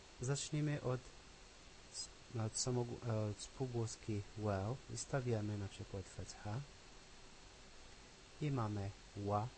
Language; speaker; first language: Polish; non-native, learner; Arabic